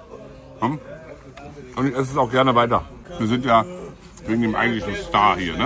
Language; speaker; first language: German; native; German